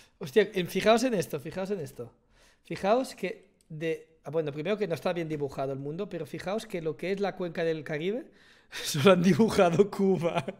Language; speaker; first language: Spanish; native; Spanish